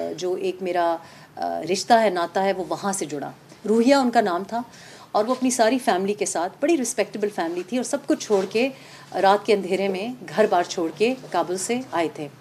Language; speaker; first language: Urdu; early bilingual, heritage; Urdu